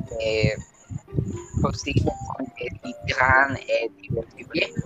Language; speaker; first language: French; non-native, learner; Spanish